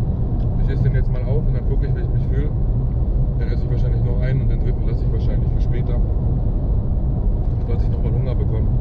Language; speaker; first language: German; native; German